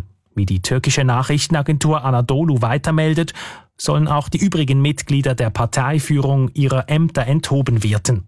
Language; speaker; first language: German; native; German